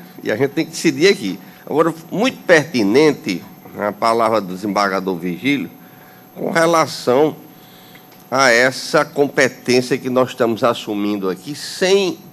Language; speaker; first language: Portuguese; native; Portuguese